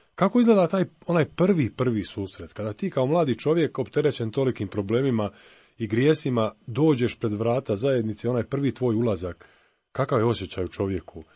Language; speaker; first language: Croatian; native; Croatian